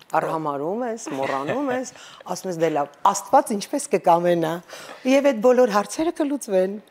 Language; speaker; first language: Armenian; native; Armenian